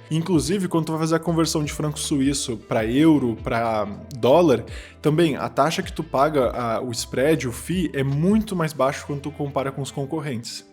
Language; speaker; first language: Portuguese; native; Portuguese